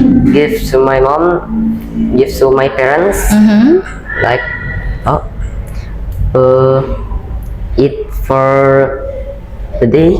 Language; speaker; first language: English; non-native, learner; Indonesian